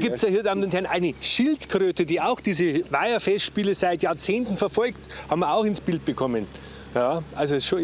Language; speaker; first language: German; native; German